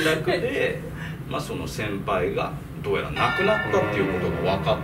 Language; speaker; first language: Japanese; native; Japanese